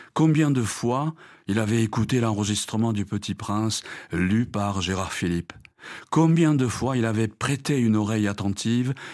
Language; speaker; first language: French; non-native, fluent; Japanese